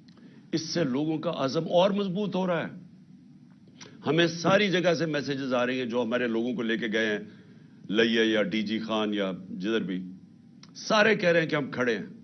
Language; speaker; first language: Urdu; native; Urdu